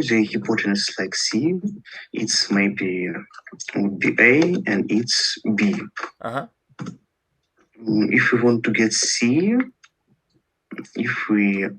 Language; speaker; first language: English; non-native, learner; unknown